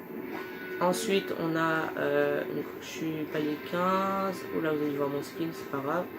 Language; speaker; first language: French; native; French